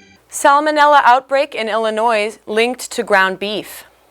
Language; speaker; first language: English; early bilingual, other home language; Korean